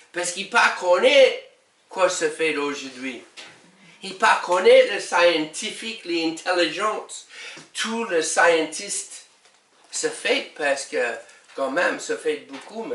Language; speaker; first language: French; non-native, learner; English